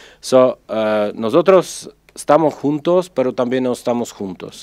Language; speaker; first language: Spanish; non-native, fluent; Czech